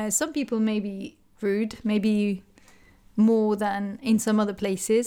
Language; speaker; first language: English; non-native, fluent; French